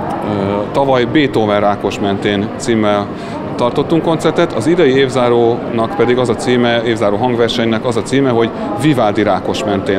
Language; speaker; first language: Hungarian; native; Hungarian